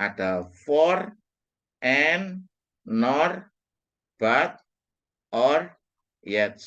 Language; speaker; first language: English; non-native, fluent; Indonesian